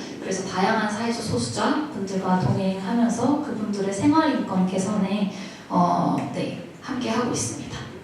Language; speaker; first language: Korean; early bilingual, other home language; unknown